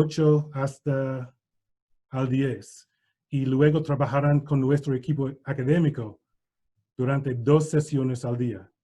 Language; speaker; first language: Spanish; non-native, learner; English